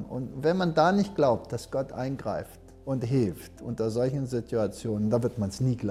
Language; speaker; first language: German; early bilingual, heritage; German